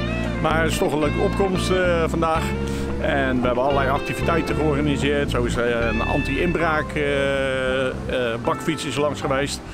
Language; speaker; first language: Dutch; native; Dutch